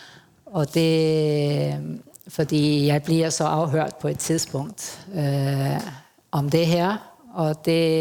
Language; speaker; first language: Danish; early bilingual, heritage; Spanish